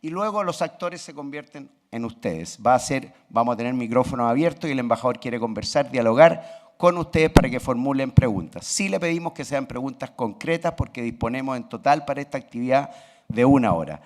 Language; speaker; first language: Spanish; native; Spanish